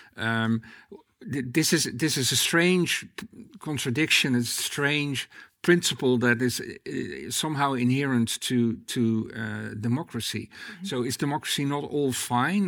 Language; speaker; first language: English; non-native, fluent; Dutch